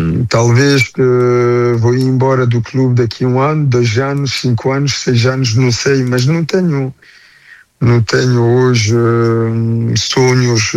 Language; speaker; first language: Portuguese; early bilingual, heritage; French